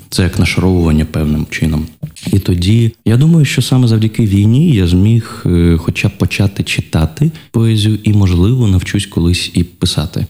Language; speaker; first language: Ukrainian; non-native, local second language; Russian